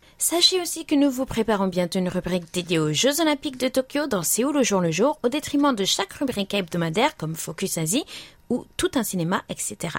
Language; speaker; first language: French; native; French